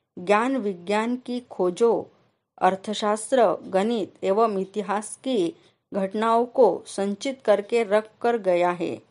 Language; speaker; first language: Hindi; non-native, local second language; Marathi